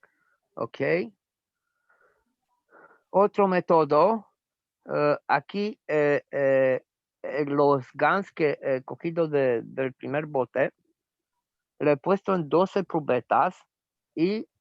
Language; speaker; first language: Spanish; non-native, fluent; Romanian